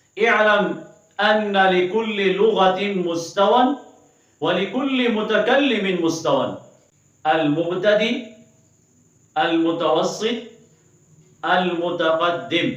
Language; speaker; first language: Arabic; non-native, fluent; Urdu